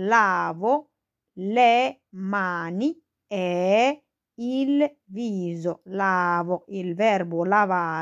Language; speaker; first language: Italian; non-native, fluent; Arabic